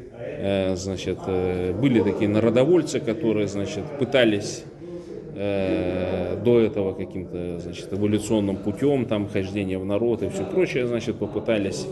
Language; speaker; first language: Russian; native; Russian